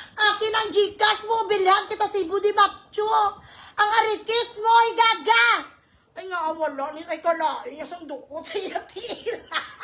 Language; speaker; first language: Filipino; non-native, local second language; Hiligaynon